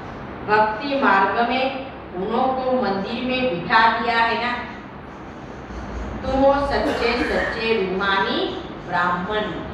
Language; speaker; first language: Hindi; non-native, local second language; Marathi